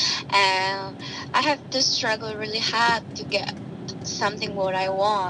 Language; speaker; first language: English; non-native, learner; Indonesian